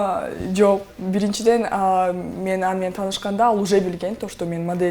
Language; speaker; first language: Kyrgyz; non-native, local second language; Russian